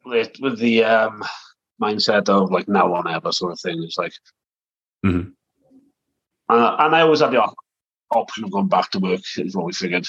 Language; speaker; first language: English; native; English